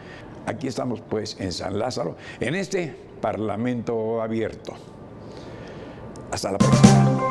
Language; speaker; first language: Spanish; native; Spanish